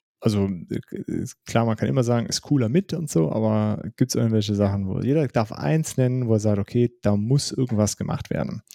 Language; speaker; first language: German; native; German